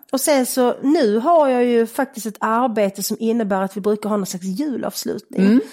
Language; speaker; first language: Swedish; native; Swedish